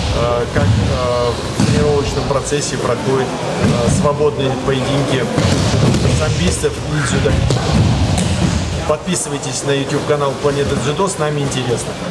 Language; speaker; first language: Russian; native; Russian